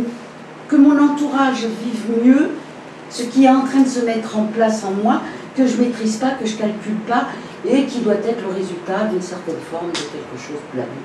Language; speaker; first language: French; native; French